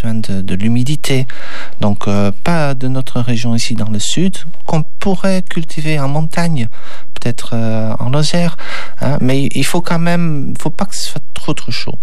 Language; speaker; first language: French; native; French